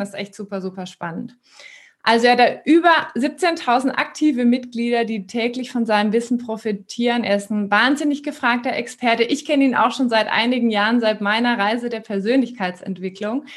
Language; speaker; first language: German; native; German